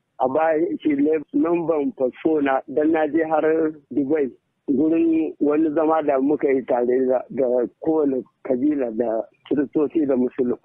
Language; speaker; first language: Hausa; native; Hausa